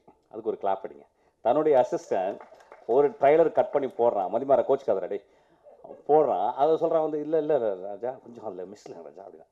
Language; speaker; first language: Tamil; native; Tamil